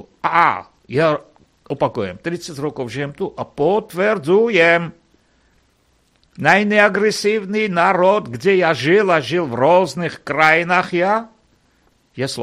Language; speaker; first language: Slovak; non-native, fluent; Armenian